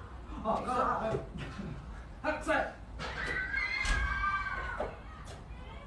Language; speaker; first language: Chinese; non-native, learner; Japanese